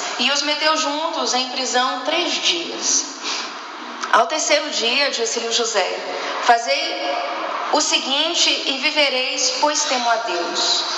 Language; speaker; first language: Portuguese; native; Portuguese